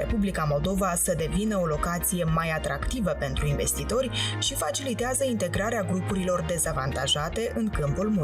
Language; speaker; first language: Romanian; native; Romanian